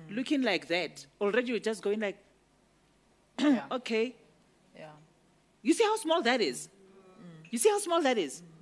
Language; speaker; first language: English; non-native, local second language; Northern Sotho